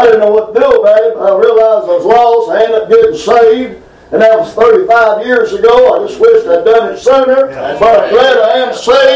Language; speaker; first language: English; native; English